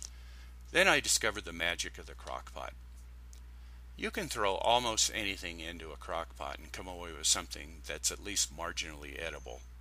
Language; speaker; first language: English; native; English